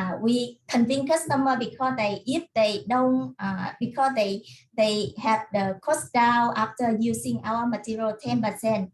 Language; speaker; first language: English; non-native, learner; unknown